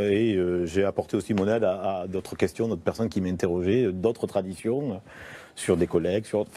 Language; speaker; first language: French; native; French